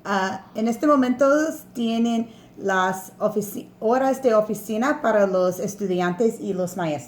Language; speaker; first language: Spanish; non-native, learner; English